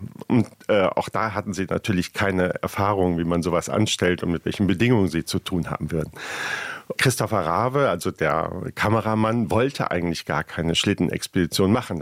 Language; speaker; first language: German; native; German